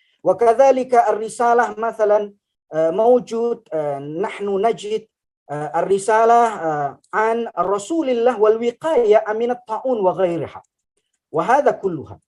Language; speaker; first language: Arabic; non-native, fluent; Indonesian